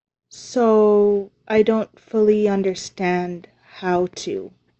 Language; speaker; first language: English; native; English